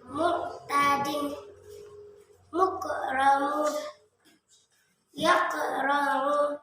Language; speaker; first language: Arabic; non-native, learner; Indonesian